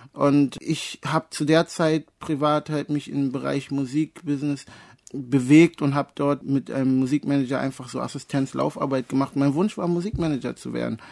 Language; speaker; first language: German; early bilingual, other home language; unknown